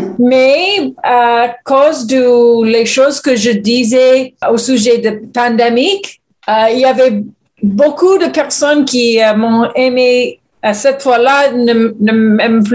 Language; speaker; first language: French; non-native, learner; English